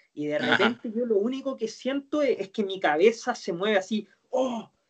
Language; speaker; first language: Spanish; native; Spanish